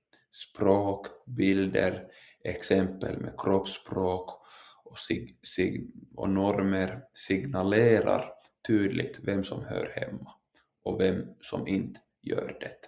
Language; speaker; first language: Swedish; non-native, local second language; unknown